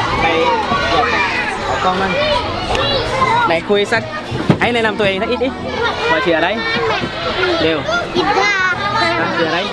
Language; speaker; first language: Thai; native; Thai